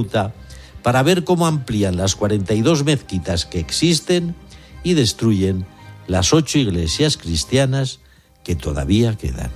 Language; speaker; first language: Spanish; native; Spanish